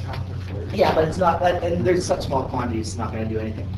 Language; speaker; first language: English; native; English